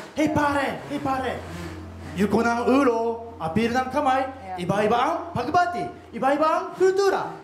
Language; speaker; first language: Filipino; non-native, learner; Japanese